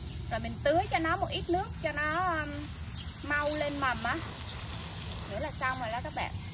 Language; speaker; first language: Vietnamese; native; Vietnamese